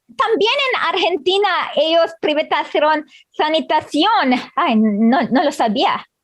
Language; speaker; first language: Spanish; non-native, learner; English